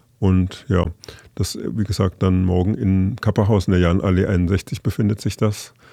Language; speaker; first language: German; native; German